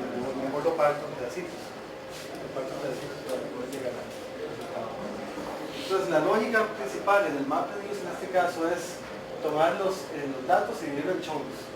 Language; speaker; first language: Spanish; native; Spanish